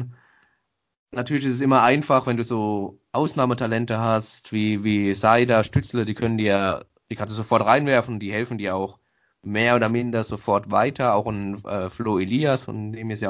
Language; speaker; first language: German; native; German